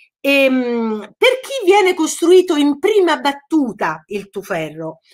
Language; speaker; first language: Italian; native; Italian